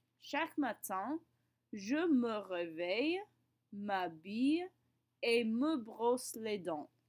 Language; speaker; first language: French; non-native, fluent; English